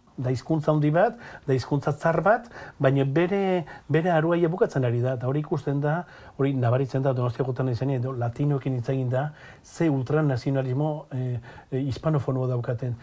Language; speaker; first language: Basque; native; Basque